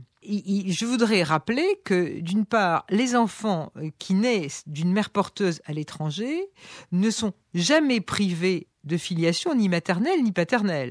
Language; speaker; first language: French; native; French